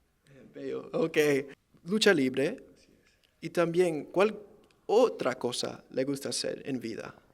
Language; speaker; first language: Spanish; early bilingual, heritage; English